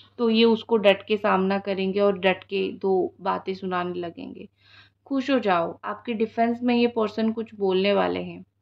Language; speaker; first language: Hindi; non-native, local second language; Odia